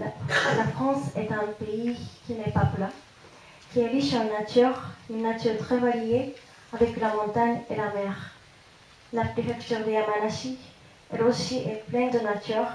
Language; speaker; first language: French; non-native, fluent; Japanese